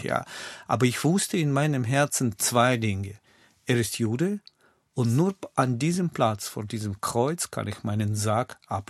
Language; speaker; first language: German; non-native, fluent; Russian